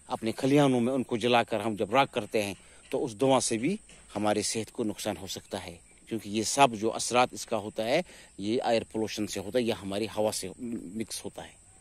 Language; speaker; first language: Urdu; non-native, local second language; Kashmiri